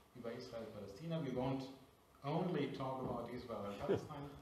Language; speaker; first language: German; native; German